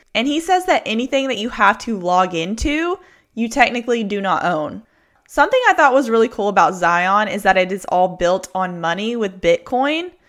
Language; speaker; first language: English; native; English